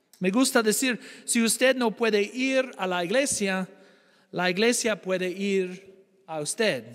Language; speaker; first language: Spanish; non-native, fluent; English